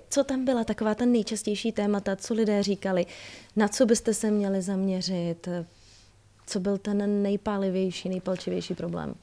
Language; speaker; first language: Czech; native; Czech